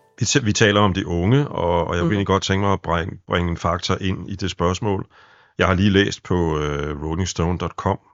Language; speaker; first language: Danish; native; Danish